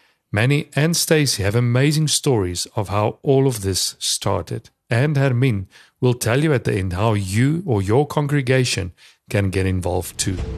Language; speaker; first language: English; non-native, local second language; Afrikaans